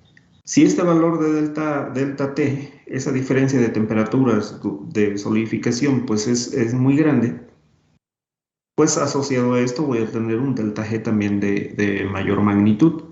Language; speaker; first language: Spanish; native; Spanish